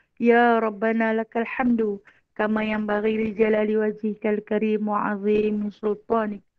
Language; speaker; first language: Malay; native; Malay